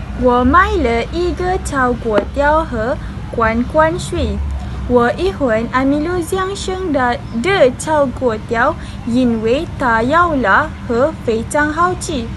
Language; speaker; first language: Chinese; non-native, learner; Malay